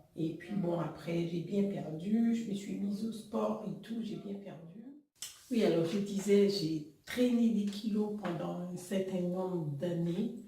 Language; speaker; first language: French; non-native, local second language; Haitian Creole